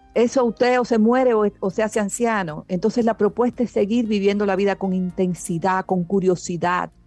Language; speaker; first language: Spanish; native; Spanish